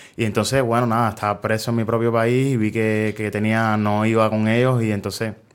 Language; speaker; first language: Spanish; native; Spanish